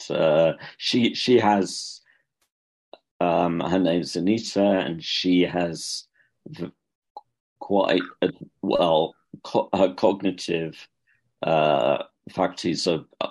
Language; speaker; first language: English; native; English